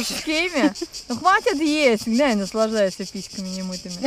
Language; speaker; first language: Russian; native; Russian